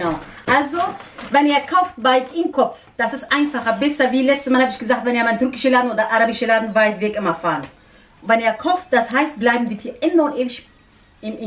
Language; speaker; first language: German; non-native, learner; Central Kurdish